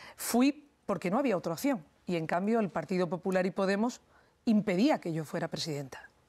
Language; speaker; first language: Spanish; native; Spanish